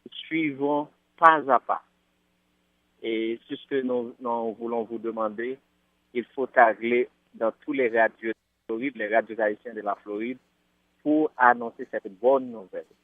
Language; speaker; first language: French; non-native, local second language; Haitian Creole